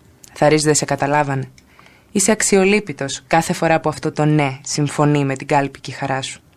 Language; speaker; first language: Greek; native; Greek